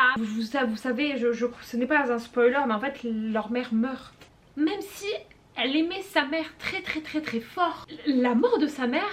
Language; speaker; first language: French; native; French